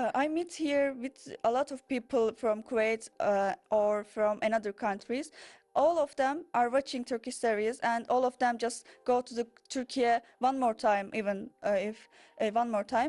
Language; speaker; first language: English; non-native, learner; Turkish